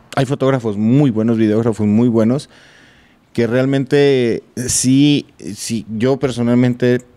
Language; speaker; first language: Spanish; native; Spanish